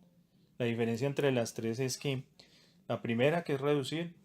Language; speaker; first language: Spanish; native; Spanish